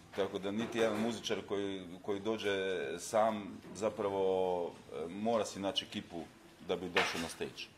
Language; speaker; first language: Croatian; native; Croatian